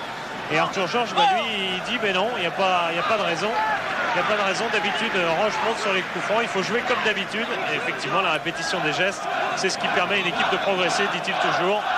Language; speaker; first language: French; native; French